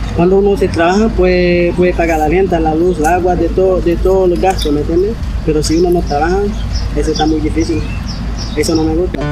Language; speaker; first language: Spanish; non-native, learner; Haitian Creole